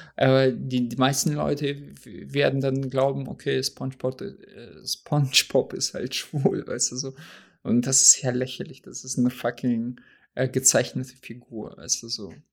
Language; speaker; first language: German; non-native, fluent; Russian